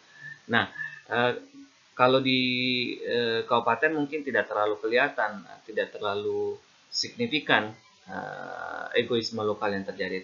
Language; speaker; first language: Indonesian; native; Indonesian